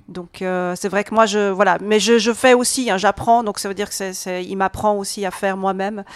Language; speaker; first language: French; native; French